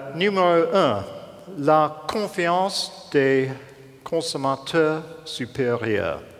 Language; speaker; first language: French; non-native, learner; English